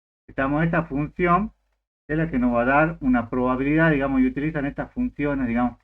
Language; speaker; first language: Spanish; native; Spanish